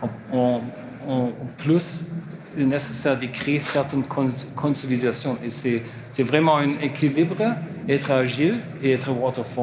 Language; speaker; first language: French; non-native, learner; German